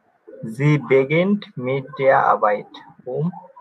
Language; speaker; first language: German; non-native, learner; Bangla